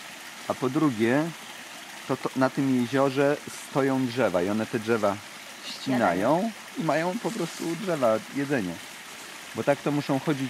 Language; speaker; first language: Polish; native; Polish